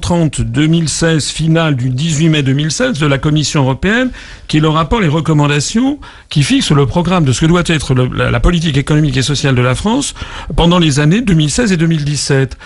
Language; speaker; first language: French; native; French